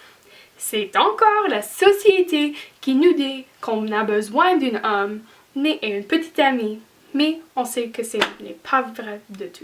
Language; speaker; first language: French; non-native, learner; English